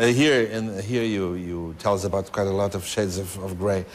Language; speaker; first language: English; non-native, fluent; Portuguese